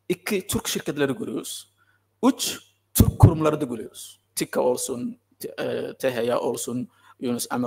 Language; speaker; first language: Turkish; non-native, fluent; Somali